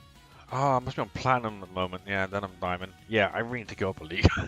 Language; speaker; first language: English; native; English